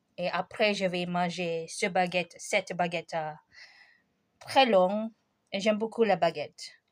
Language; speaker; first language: French; non-native, learner; Filipino